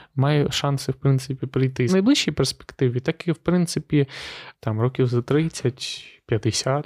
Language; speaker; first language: Ukrainian; non-native, local second language; Russian